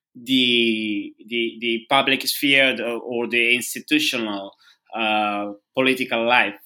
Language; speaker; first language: English; non-native, fluent; Spanish